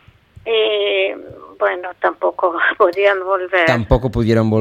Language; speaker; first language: Spanish; non-native, fluent; Arabic